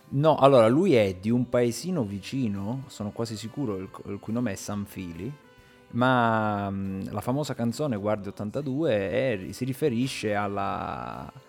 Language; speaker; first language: Italian; native; Italian